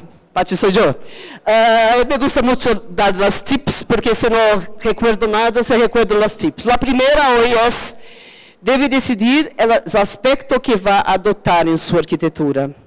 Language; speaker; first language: Spanish; non-native, fluent; Portuguese